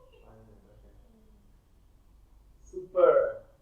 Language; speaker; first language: English; non-native, fluent; Thai